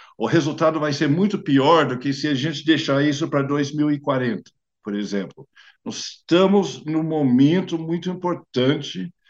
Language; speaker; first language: Portuguese; non-native, fluent; English